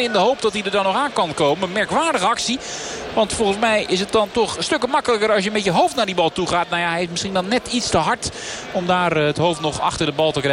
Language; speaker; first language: Dutch; native; Dutch